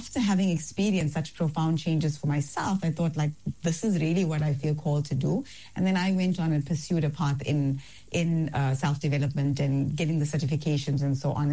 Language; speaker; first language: English; native; English